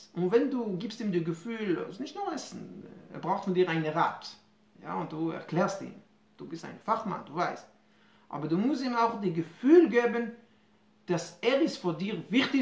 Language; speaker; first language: German; non-native, fluent; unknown